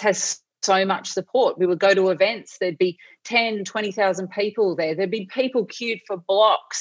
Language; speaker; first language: English; native; English